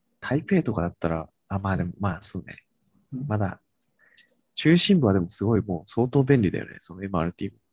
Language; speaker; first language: Japanese; native; Japanese